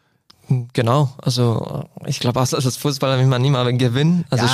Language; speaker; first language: German; non-native, fluent; Croatian